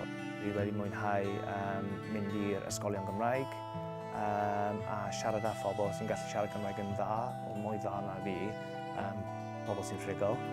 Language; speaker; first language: Welsh; non-native, local second language; English